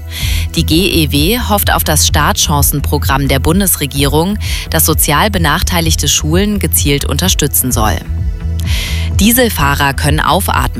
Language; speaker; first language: German; native; German